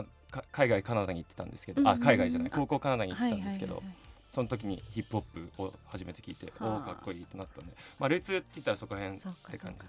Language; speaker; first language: Japanese; native; Japanese